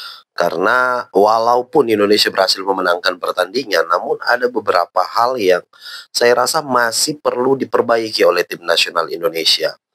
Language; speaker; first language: Indonesian; native; Indonesian